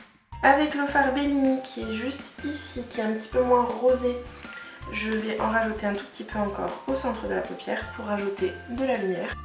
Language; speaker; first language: French; native; French